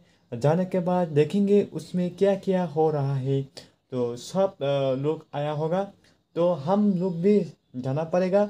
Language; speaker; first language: Hindi; non-native, local second language; Kok Borok